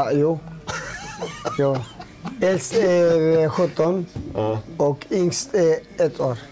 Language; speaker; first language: Swedish; non-native, learner; Turoyo